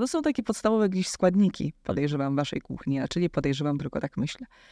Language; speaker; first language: Polish; native; Polish